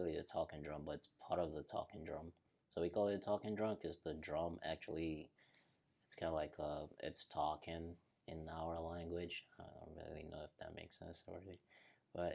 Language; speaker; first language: English; non-native, local second language; Yoruba